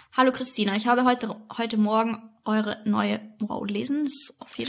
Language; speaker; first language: German; native; German